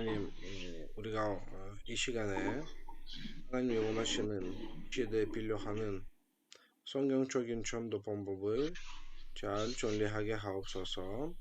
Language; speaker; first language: Korean; non-native, fluent; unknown